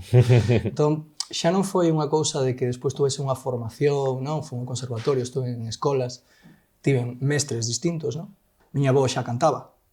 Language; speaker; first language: Galician; non-native, local second language; Spanish